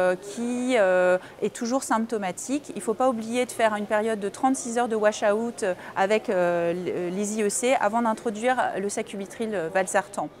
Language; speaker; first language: French; native; French